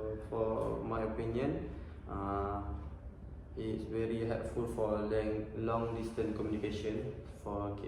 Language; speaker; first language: English; non-native, learner; Malay